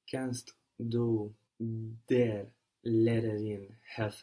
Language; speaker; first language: German; non-native, learner; English